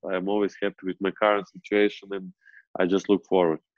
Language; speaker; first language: English; non-native, fluent; Serbian